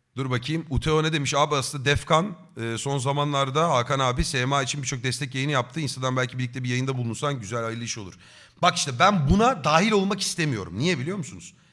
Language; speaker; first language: Turkish; native; Turkish